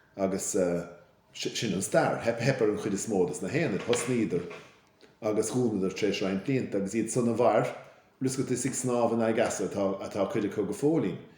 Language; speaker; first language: Irish; native; Irish